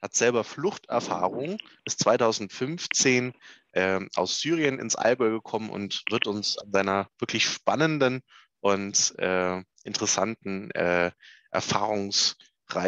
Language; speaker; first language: German; native; German